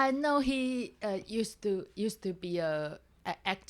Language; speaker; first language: English; non-native, learner; Chinese